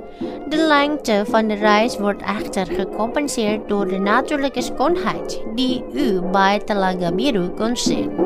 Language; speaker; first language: Dutch; non-native, fluent; Indonesian